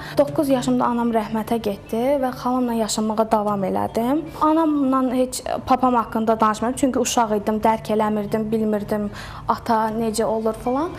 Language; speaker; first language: Azerbaijani; early bilingual, heritage; Azerbaijani